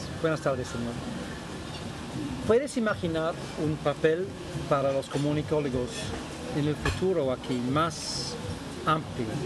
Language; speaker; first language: Spanish; non-native, fluent; English